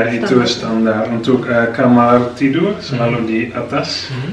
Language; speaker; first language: Indonesian; non-native, fluent; Dutch